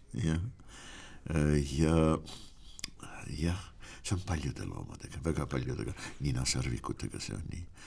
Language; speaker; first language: Estonian; non-native, local second language; Russian